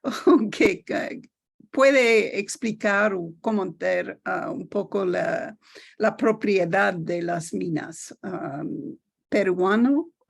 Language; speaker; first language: Spanish; non-native, learner; English